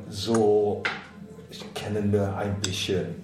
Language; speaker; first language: German; non-native, fluent; English